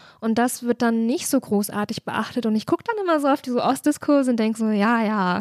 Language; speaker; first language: German; native; German